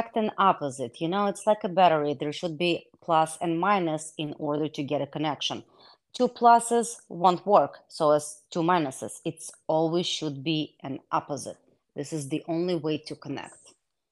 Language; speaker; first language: English; non-native, fluent; Hebrew